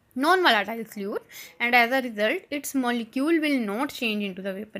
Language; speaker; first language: English; non-native, local second language; Punjabi